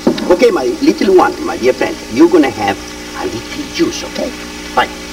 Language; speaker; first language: English; non-native, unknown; Italian